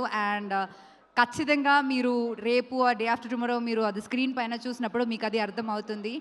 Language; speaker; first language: Telugu; non-native, local second language; Malayalam